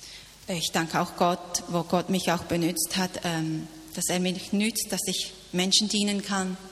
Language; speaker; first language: German; non-native, learner; Cantonese